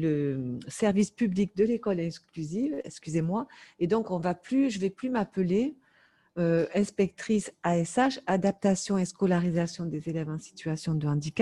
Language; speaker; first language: French; native; French